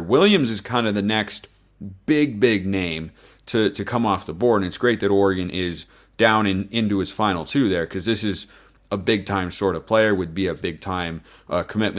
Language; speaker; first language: English; native; English